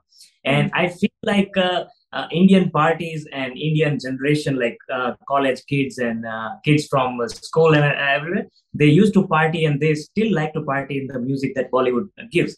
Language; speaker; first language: English; non-native, local second language; Gujarati